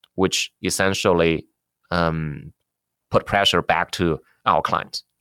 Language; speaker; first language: English; non-native, fluent; Chinese